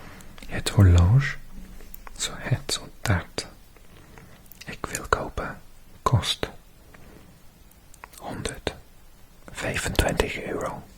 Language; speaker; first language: Dutch; non-native, learner; English